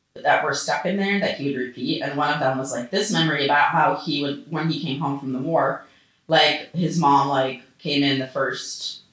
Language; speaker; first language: English; early bilingual, other home language; Russian